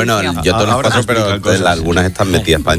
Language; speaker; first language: Spanish; native; Spanish